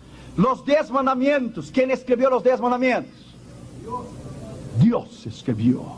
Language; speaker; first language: Spanish; non-native, fluent; Portuguese